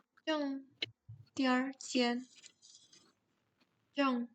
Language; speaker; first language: Chinese; non-native, learner; Indonesian